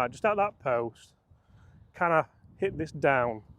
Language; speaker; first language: English; native; English